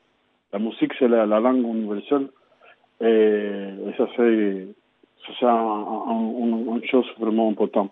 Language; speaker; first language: French; non-native, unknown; Spanish